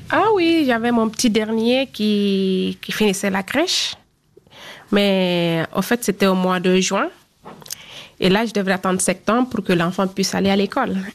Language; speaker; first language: French; non-native, fluent; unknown